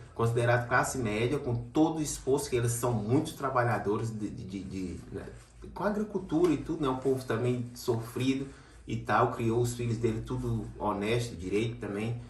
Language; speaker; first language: Portuguese; native; Portuguese